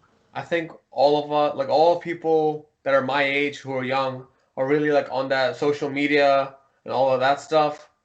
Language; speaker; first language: English; early bilingual, heritage; Mongolian